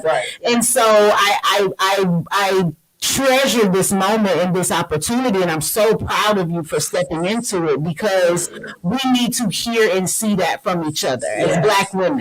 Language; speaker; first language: English; native; English